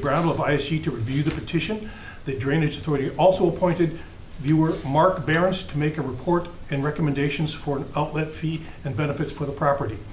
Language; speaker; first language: English; native; English